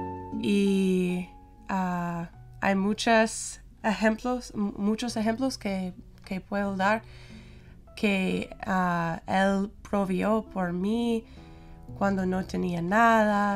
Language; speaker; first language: Spanish; non-native, fluent; English